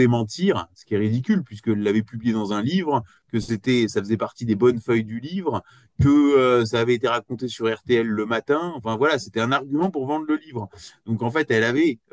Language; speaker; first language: French; native; French